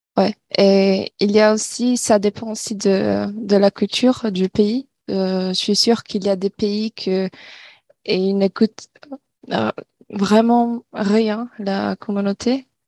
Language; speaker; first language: French; non-native, learner; Portuguese